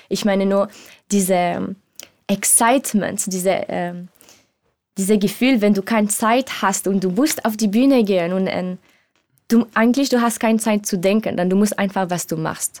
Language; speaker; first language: German; non-native, learner; French